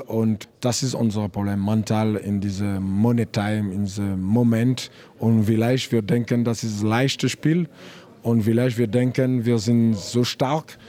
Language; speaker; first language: German; non-native, learner; French